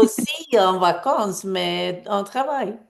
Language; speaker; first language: French; non-native, fluent; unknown